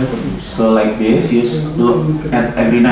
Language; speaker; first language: English; non-native, learner; Indonesian